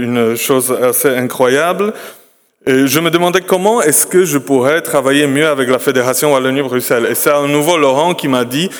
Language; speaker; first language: French; non-native, fluent; Polish